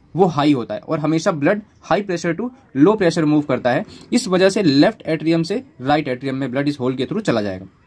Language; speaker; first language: Hindi; native; Hindi